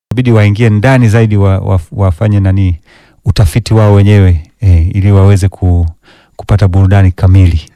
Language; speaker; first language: Swahili; non-native, fluent; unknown